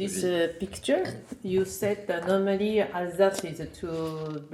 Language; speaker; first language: English; non-native, learner; Japanese